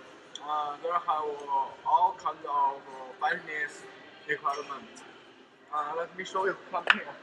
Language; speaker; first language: English; non-native, learner; Chinese